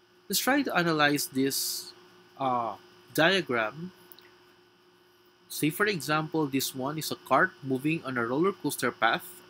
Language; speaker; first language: English; non-native, local second language; Filipino